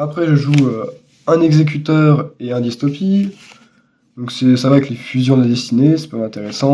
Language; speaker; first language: French; native; French